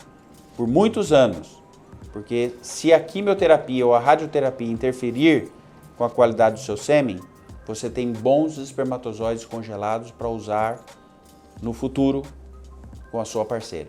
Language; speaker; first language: Portuguese; native; Portuguese